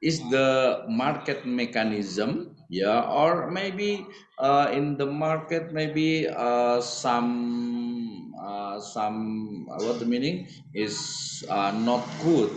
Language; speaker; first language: English; non-native, learner; Indonesian